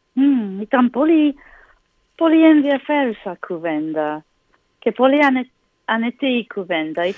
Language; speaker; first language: Greek; non-native, learner; English